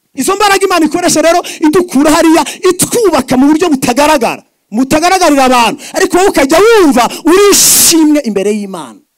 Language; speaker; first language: Kinyarwanda; early bilingual, heritage; Kinyarwanda